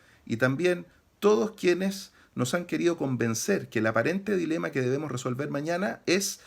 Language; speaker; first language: Spanish; native; Spanish